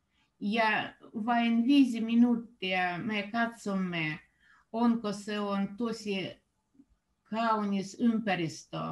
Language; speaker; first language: Finnish; non-native, learner; Russian